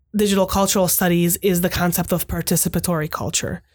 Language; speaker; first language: English; non-native, fluent; Hungarian